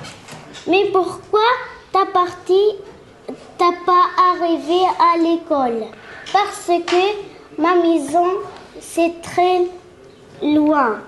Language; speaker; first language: French; non-native, learner; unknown